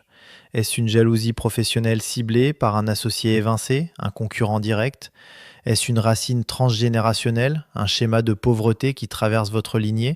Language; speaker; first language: French; native; French